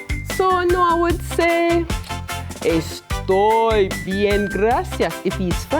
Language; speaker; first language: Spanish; non-native, fluent; English